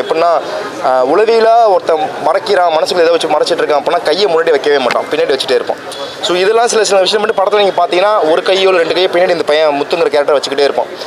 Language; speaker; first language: Tamil; native; Tamil